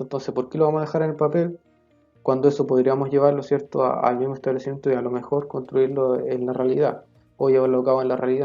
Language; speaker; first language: Spanish; native; Spanish